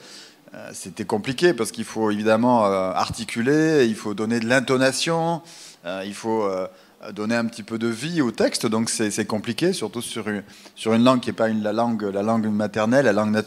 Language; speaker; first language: French; native; French